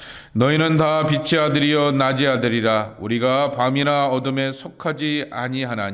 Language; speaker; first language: Korean; native; Korean